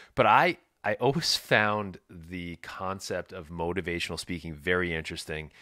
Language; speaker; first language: English; native; English